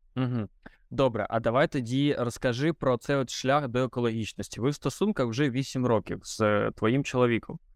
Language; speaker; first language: Ukrainian; non-native, local second language; Russian